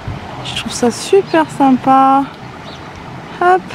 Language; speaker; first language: French; native; French